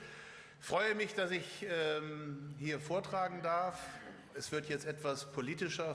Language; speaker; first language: German; native; German